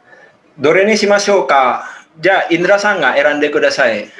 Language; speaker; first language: Japanese; non-native, fluent; Indonesian